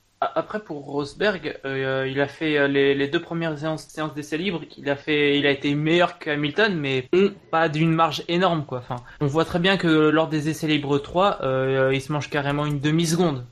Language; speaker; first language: French; native; French